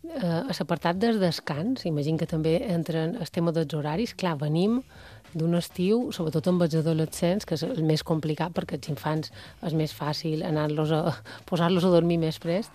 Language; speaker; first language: Catalan; native; Catalan